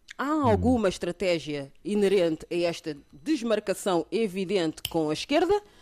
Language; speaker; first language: Portuguese; early bilingual, other home language; Kabuverdianu